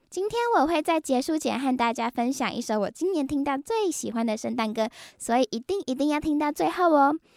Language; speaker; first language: Chinese; native; Chinese